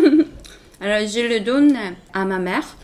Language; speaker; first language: French; non-native, fluent; Korean